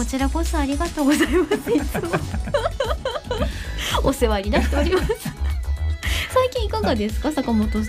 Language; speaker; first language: Japanese; native; Japanese